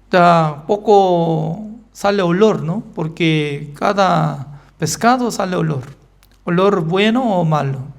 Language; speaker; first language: Spanish; non-native, learner; Korean